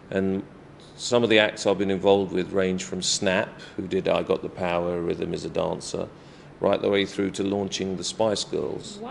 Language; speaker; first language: English; native; English